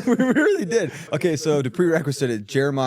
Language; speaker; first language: English; native; English